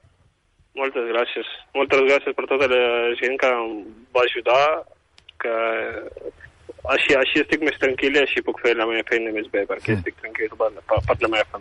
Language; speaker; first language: Catalan; non-native, fluent; Ukrainian